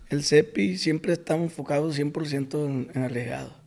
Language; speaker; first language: Spanish; native; Spanish